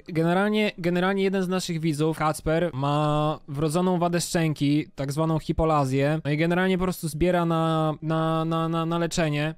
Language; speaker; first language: Polish; native; Polish